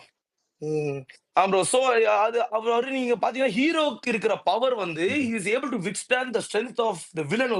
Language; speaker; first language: Tamil; native; Tamil